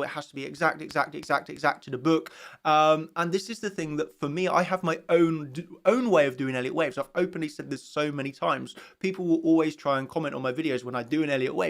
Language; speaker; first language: English; native; English